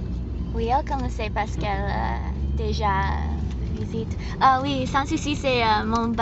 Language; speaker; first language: French; non-native, learner; English